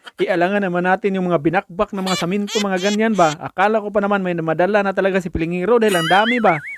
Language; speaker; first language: Filipino; non-native, local second language; Cebuano